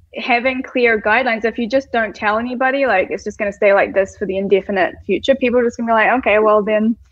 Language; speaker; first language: English; native; English